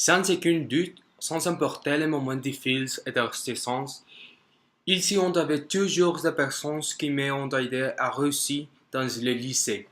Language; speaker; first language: French; non-native, learner; Spanish